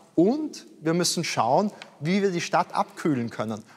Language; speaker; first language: German; native; German